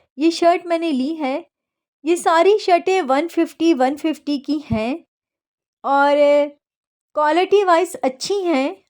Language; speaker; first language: Urdu; native; Urdu